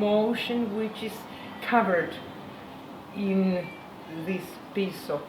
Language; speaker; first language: English; non-native, learner; Ukrainian